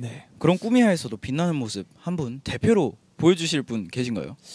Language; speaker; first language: Korean; native; Korean